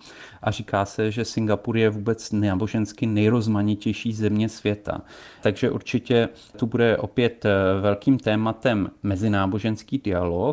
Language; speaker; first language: Czech; native; Czech